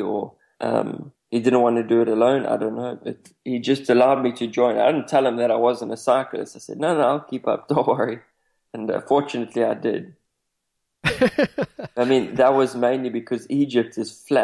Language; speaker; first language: English; native; English